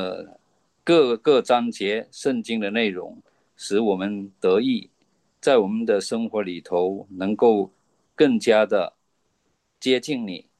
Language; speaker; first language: Chinese; native; Chinese